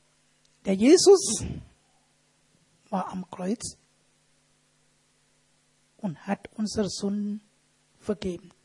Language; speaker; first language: German; non-native, fluent; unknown